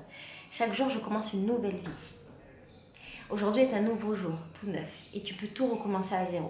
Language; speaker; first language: French; native; French